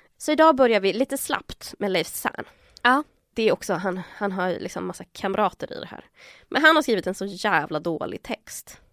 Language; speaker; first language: Swedish; early bilingual, other home language; Spanish